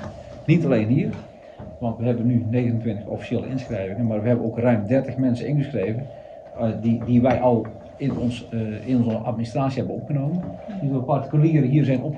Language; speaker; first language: Dutch; native; Dutch